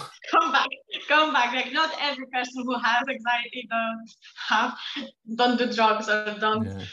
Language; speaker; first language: English; non-native, fluent; Polish